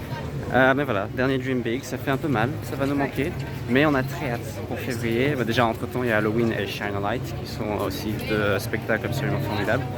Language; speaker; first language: French; native; French